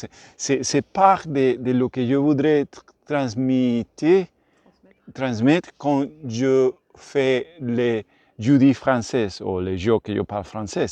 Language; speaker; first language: French; non-native, learner; Spanish